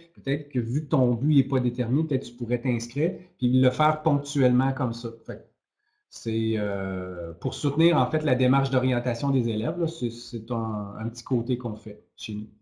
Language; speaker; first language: French; native; French